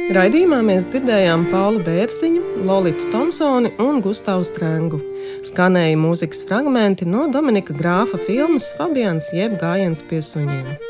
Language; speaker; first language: Latvian; native; Latvian